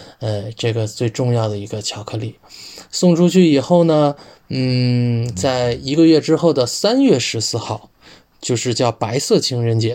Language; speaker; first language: Chinese; native; Chinese